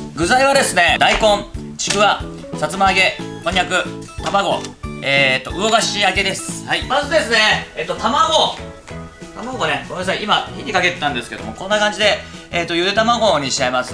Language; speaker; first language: Japanese; native; Japanese